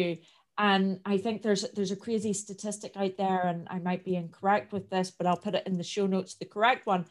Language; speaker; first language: English; native; English